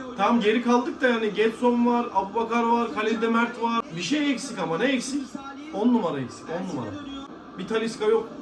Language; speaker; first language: Turkish; native; Turkish